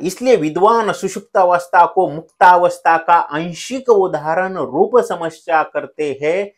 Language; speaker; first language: Hindi; non-native, local second language; Marathi